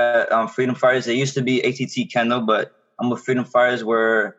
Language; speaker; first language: English; native; English